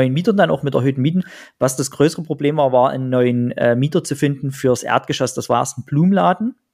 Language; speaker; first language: German; native; German